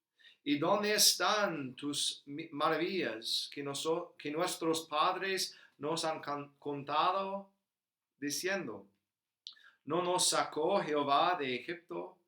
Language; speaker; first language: Spanish; non-native, fluent; English